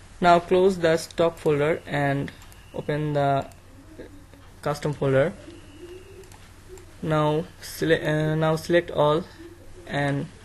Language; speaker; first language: English; non-native, learner; Bangla